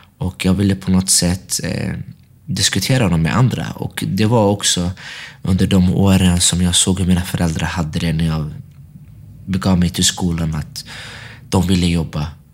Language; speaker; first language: Swedish; early bilingual, other home language; Arabic